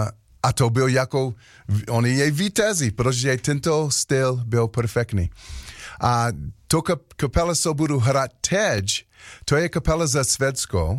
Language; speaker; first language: Czech; non-native, learner; English